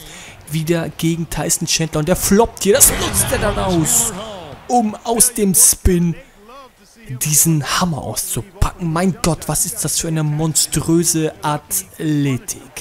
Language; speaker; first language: German; native; German